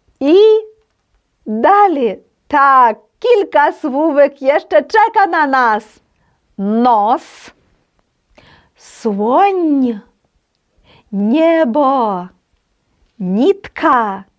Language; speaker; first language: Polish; non-native, fluent; Ukrainian